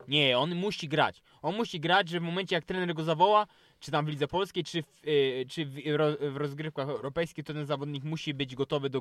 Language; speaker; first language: Polish; native; Polish